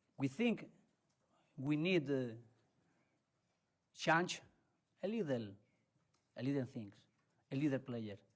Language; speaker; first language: English; non-native, learner; Spanish